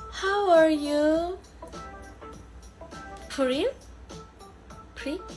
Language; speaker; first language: English; non-native, learner; Korean